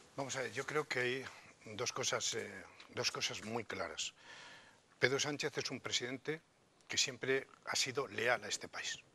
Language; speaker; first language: Spanish; native; Spanish